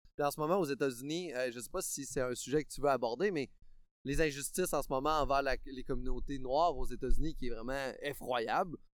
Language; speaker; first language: French; native; French